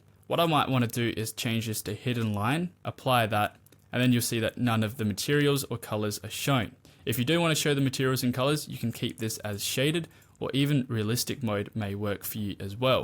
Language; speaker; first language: English; native; English